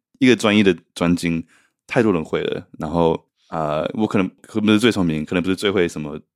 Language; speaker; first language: Chinese; native; Chinese